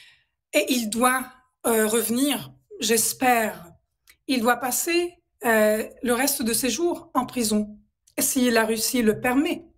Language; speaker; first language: French; non-native, local second language; Arabic